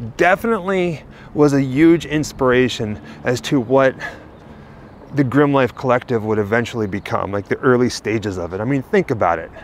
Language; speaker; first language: English; native; English